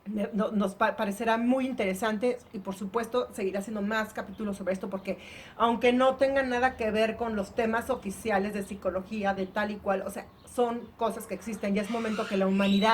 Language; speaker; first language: Spanish; native; Spanish